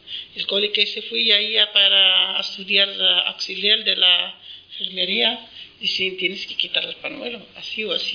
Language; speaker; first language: Spanish; non-native, learner; Arabic